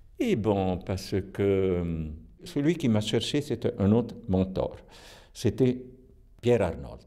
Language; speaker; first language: French; non-native, local second language; Italian